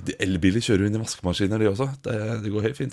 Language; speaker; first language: Norwegian; native; Norwegian